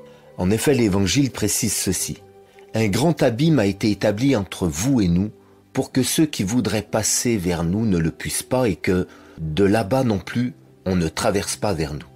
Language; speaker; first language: French; native; French